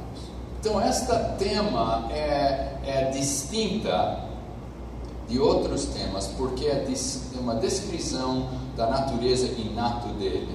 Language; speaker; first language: Portuguese; non-native, fluent; English